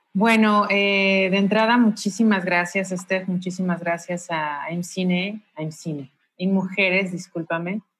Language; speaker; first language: Spanish; native; Spanish